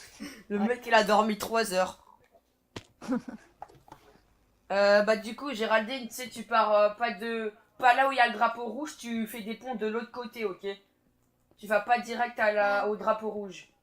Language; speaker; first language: French; native; French